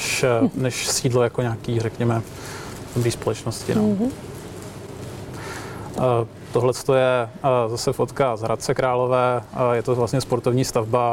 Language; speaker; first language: Czech; native; Czech